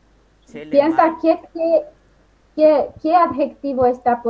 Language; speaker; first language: Spanish; non-native, fluent; Romanian